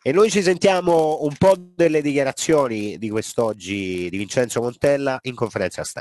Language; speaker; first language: Italian; native; Italian